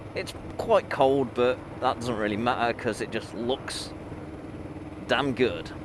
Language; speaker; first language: English; native; English